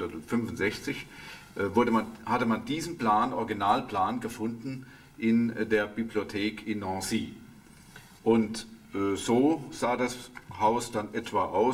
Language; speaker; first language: German; native; German